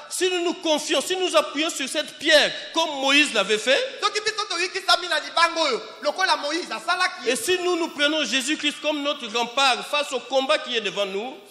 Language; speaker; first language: French; non-native, local second language; Lingala